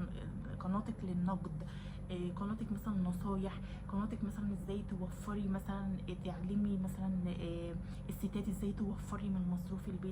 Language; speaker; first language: Arabic; native; Arabic